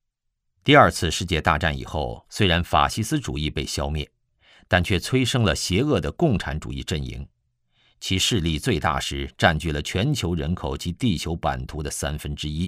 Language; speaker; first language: Chinese; native; Chinese